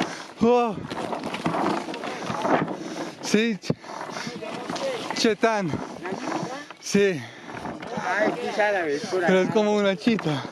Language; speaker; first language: Spanish; non-native, learner; English